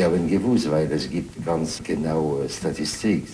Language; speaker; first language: German; non-native, fluent; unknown